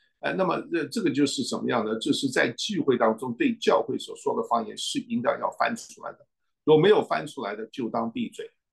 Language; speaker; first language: Chinese; native; Chinese